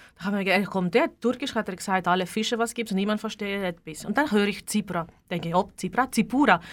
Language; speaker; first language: German; non-native, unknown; Greek